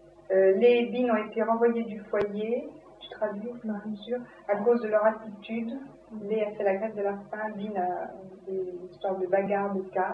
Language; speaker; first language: French; native; French